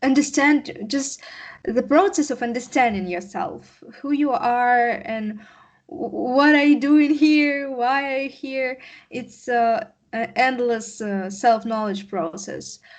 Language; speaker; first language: English; non-native, learner; Russian